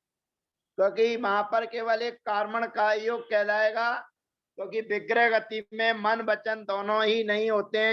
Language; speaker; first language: Hindi; native; Hindi